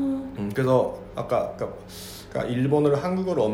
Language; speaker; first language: Korean; non-native, fluent; Japanese